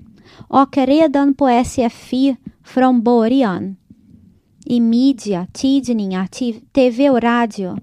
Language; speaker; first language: Swedish; non-native, fluent; Portuguese